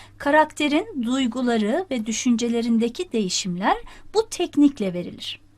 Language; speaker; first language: Turkish; native; Turkish